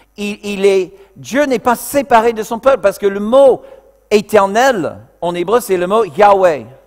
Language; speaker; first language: French; non-native, fluent; English